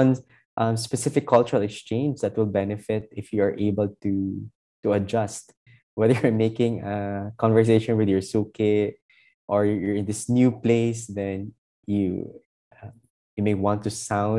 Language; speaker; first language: English; non-native, local second language; Filipino